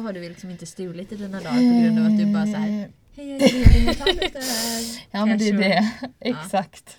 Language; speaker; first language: Swedish; native; Swedish